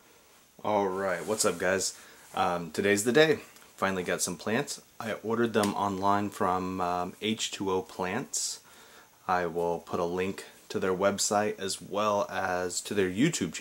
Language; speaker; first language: English; native; English